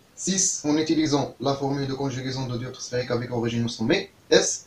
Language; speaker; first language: French; non-native, local second language; Arabic